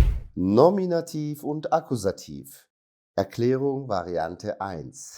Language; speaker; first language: German; non-native, fluent; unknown